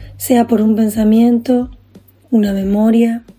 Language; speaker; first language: English; non-native, fluent; Spanish